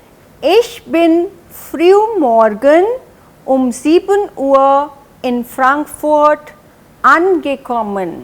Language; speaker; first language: German; non-native, fluent; Hindi